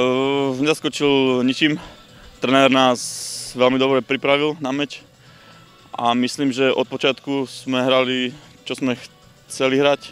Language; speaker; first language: Polish; non-native, learner; Slovak